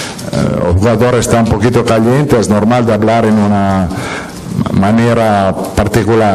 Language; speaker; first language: Spanish; non-native, fluent; Italian